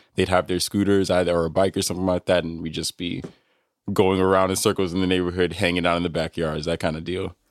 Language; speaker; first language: English; native; English